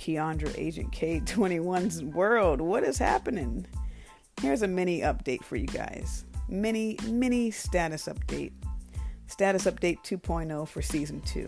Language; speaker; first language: English; native; English